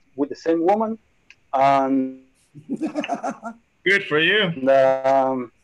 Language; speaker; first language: English; non-native, learner; Spanish